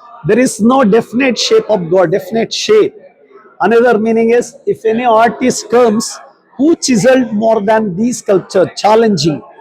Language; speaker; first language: English; non-native, local second language; Kannada